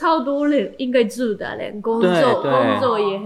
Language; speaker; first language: Chinese; non-native, learner; Japanese